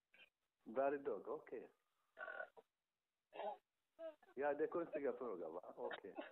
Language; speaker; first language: Swedish; non-native, learner; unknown